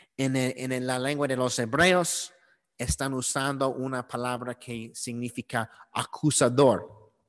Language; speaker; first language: Spanish; non-native, learner; English